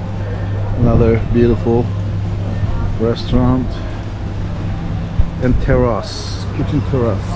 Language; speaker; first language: English; non-native, fluent; Turkish